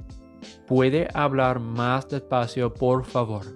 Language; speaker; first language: Spanish; non-native, fluent; English